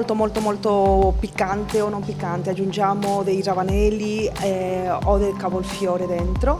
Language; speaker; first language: Italian; non-native, fluent; Spanish